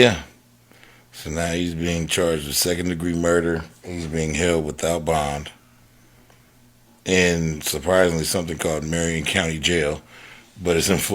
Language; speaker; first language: English; native; English